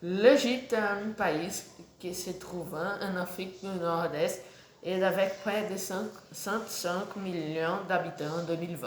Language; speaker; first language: French; non-native, learner; Portuguese